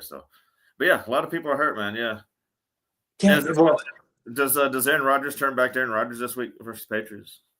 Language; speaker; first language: English; native; English